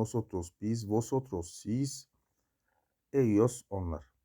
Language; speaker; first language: Spanish; non-native, learner; Turkish